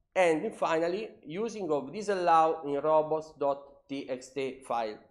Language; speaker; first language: English; non-native, learner; Italian